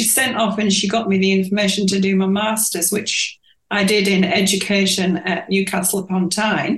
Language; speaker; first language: English; native; English